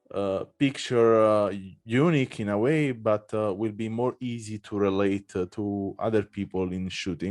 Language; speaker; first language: English; non-native, fluent; Italian